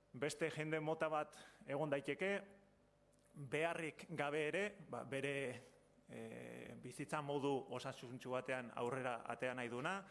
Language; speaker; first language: Basque; native; Basque